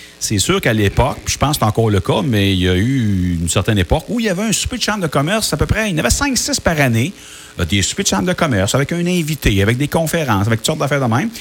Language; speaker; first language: French; native; French